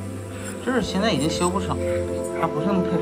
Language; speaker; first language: Chinese; native; Chinese